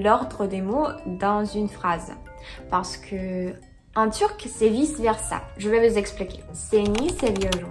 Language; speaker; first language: French; non-native, fluent; Russian